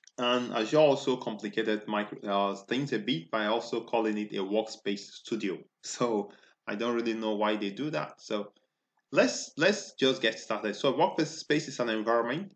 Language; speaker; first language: English; non-native, local second language; Igbo